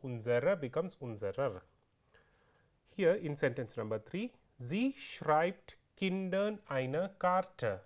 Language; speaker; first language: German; non-native, fluent; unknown